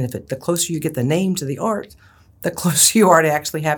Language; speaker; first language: English; native; English